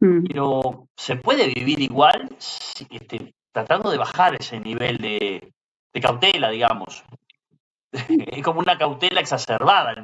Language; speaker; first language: Spanish; native; Spanish